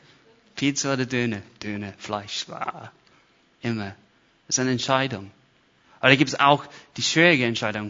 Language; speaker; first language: German; non-native, fluent; English